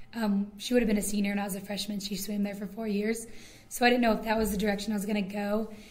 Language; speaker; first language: English; native; English